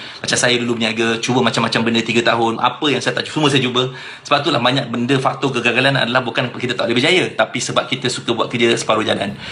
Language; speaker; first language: Malay; native; Malay